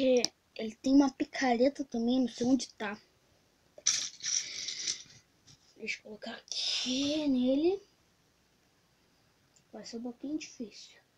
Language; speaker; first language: Portuguese; native; Portuguese